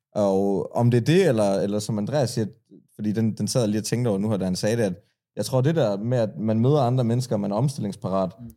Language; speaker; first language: Danish; early bilingual, other home language; Persian